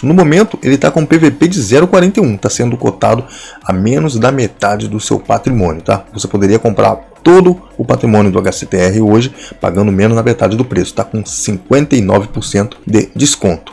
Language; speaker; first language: Portuguese; native; Portuguese